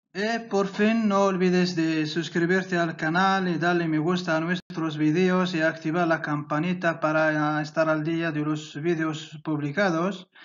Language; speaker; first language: Spanish; non-native, fluent; Arabic